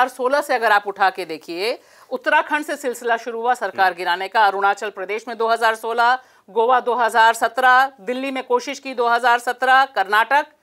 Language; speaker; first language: Hindi; native; Hindi